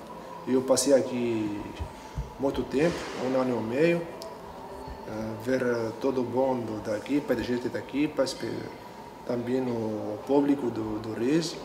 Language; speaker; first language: Portuguese; non-native, learner; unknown